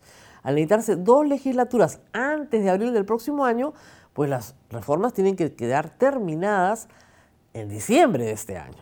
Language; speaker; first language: Spanish; native; Spanish